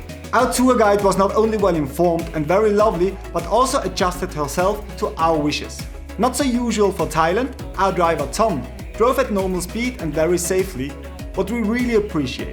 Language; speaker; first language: English; non-native, fluent; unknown